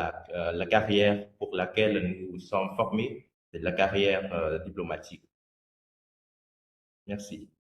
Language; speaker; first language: French; non-native, fluent; Vietnamese